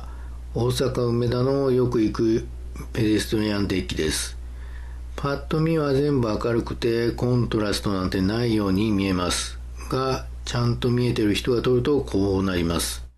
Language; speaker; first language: Japanese; native; Japanese